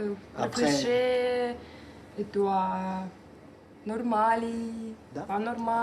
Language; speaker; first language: French; non-native, learner; Russian